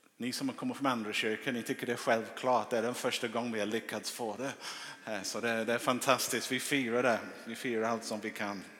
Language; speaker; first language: Swedish; non-native, fluent; English